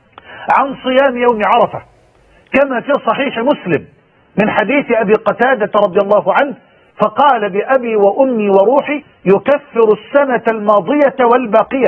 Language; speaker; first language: Arabic; native; Arabic